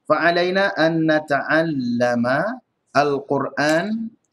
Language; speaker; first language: Arabic; non-native, fluent; Malay